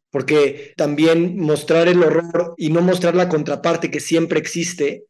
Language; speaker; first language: Spanish; native; Spanish